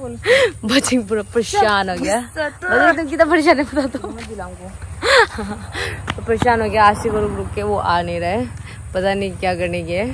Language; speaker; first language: Hindi; non-native, local second language; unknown